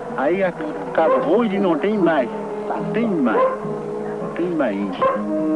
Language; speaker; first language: Portuguese; non-native, local second language; Kayapó